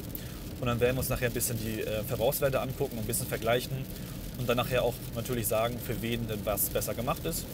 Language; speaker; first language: German; native; German